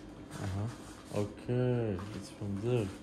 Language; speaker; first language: English; non-native, fluent; Persian